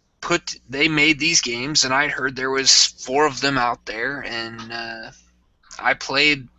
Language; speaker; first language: English; native; English